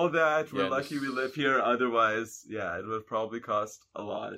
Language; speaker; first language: English; non-native, fluent; Hungarian